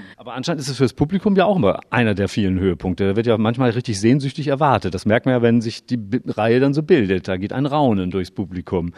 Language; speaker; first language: German; native; German